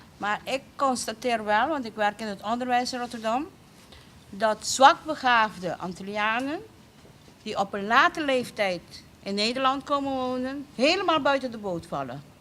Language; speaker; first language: Dutch; non-native, local second language; Papiamento